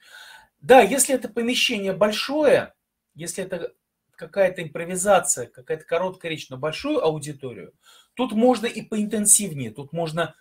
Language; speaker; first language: Russian; native; Russian